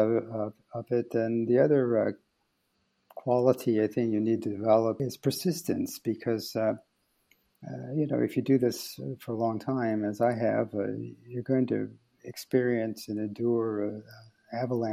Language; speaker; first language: English; native; English